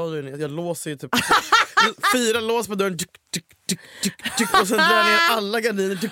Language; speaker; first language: Swedish; native; Swedish